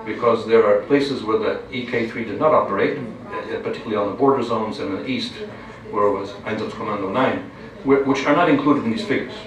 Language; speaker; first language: English; non-native, fluent; Lithuanian